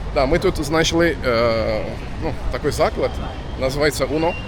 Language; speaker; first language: Russian; non-native, learner; Turkish